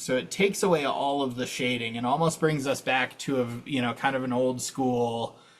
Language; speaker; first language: English; native; English